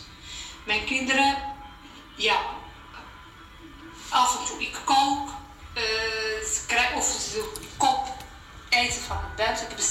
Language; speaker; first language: Dutch; non-native, learner; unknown